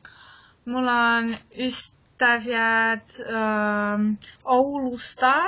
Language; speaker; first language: Finnish; non-native, learner; English